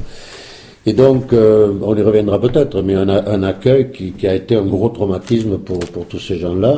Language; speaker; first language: French; early bilingual, other home language; Spanish